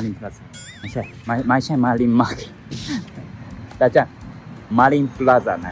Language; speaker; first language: Thai; non-native, learner; Japanese